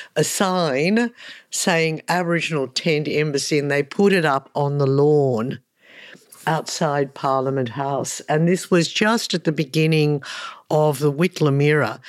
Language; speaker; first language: English; early bilingual, other home language; Hungarian